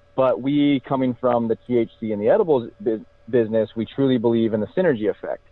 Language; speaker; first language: English; native; English